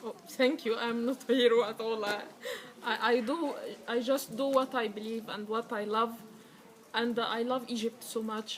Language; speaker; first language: English; non-native, learner; Arabic